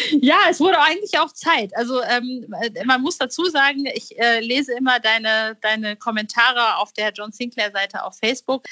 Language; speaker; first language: German; native; German